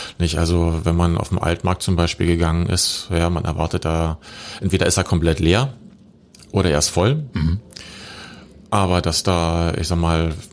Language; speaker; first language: German; native; German